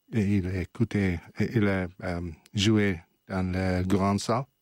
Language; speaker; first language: French; non-native, learner; English